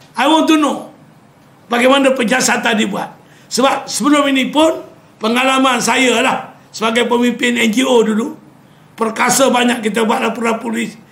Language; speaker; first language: Malay; native; Malay